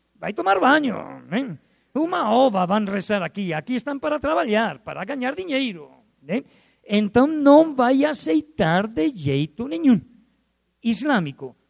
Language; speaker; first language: Portuguese; non-native, fluent; Spanish